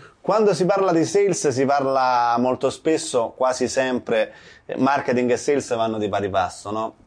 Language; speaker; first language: Italian; native; Italian